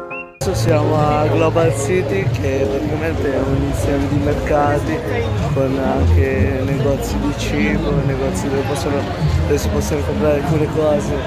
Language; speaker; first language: Italian; early bilingual, other home language; Filipino